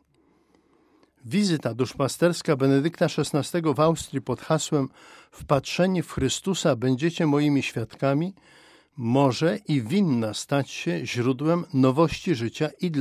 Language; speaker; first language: Polish; native; Polish